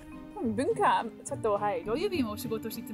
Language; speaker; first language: Japanese; non-native, learner; English